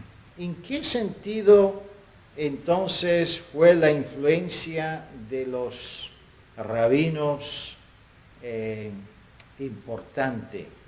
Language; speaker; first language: Spanish; non-native, fluent; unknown